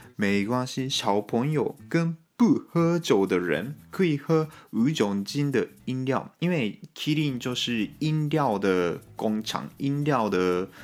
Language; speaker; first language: Chinese; non-native, fluent; Japanese